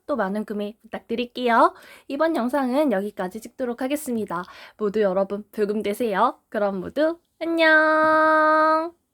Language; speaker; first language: Korean; native; Korean